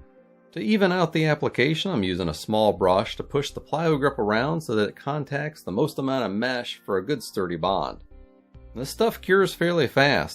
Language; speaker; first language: English; native; English